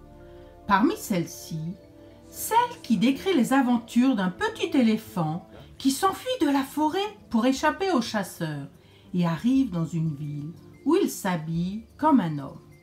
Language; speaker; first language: French; native; French